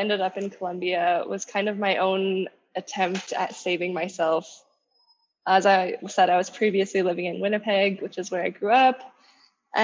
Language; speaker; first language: English; native; English